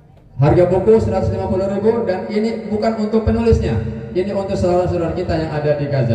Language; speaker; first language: Indonesian; native; Indonesian